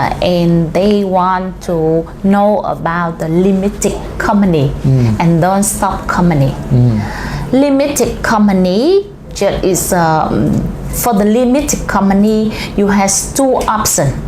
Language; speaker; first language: English; non-native, learner; Vietnamese